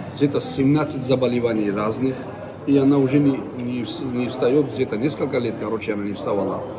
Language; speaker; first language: Russian; non-native, local second language; Georgian